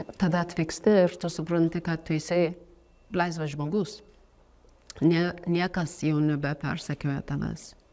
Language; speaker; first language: Lithuanian; non-native, fluent; Amharic